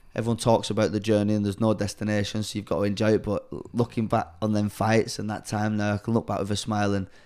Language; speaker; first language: English; native; English